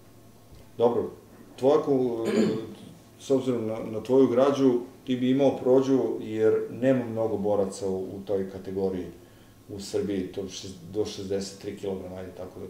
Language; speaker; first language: Serbian; native; Serbian